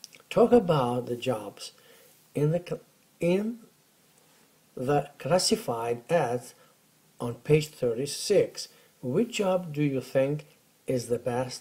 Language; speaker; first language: English; non-native, fluent; Albanian